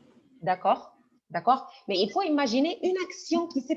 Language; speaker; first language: French; non-native, fluent; Arabic